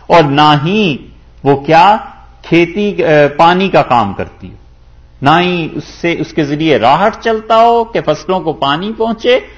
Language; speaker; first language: Urdu; native; Urdu